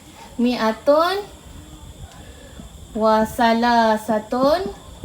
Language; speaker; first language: Arabic; non-native, fluent; Malay